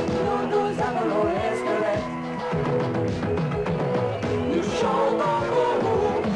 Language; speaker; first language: French; non-native, learner; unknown